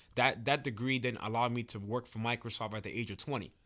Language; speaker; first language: English; early bilingual, other home language; Spanish